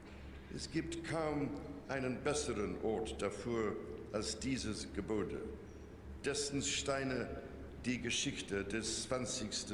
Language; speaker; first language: German; non-native, fluent; English